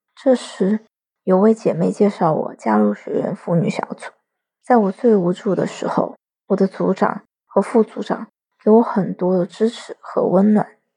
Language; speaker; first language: Chinese; native; Chinese